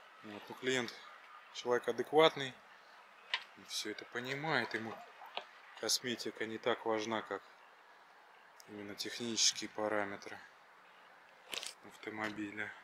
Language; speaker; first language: Russian; native; Russian